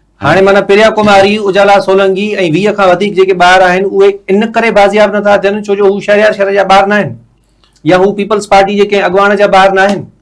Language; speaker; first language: Sindhi; native; Sindhi